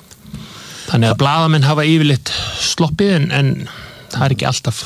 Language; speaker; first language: Icelandic; native; Icelandic